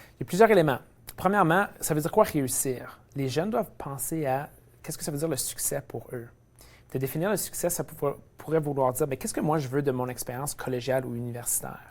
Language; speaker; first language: French; native; French